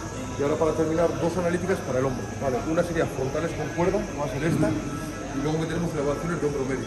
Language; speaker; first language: Spanish; native; Spanish